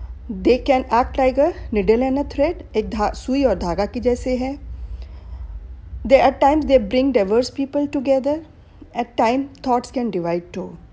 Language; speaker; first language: Hindi; native; Hindi